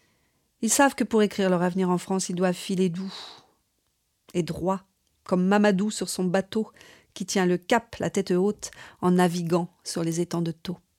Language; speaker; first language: French; native; French